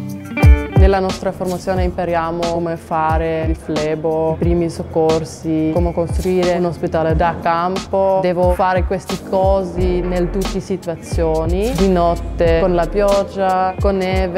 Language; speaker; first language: Italian; non-native, local second language; Swiss German